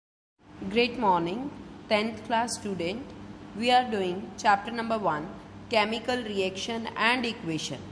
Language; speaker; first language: English; non-native, local second language; Hindi